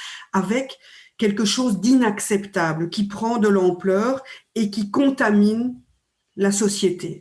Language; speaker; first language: French; native; French